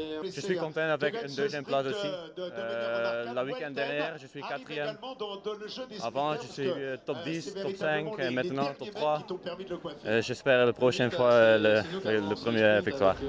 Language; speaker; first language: French; non-native, learner; Dutch